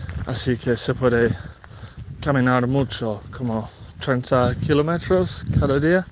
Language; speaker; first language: Spanish; non-native, fluent; English